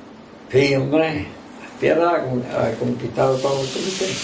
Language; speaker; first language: Spanish; native; Spanish